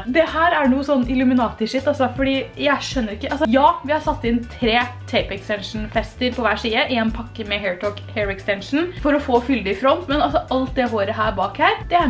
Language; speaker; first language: Norwegian; native; Norwegian